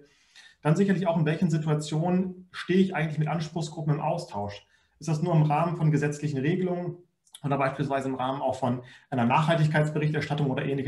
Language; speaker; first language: German; native; German